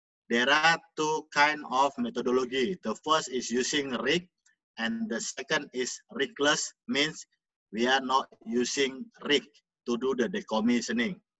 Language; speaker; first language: English; non-native, fluent; Indonesian